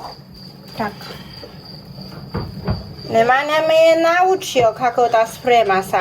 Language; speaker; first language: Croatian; non-native, learner; Chinese